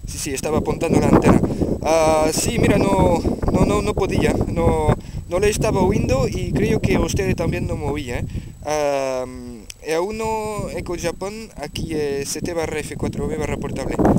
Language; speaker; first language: Spanish; non-native, fluent; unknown